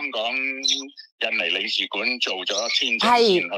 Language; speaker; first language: Cantonese; native; Cantonese